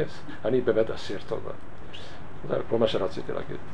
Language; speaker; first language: Hebrew; non-native, fluent; Hungarian